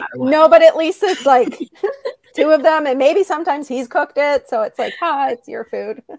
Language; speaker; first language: English; native; English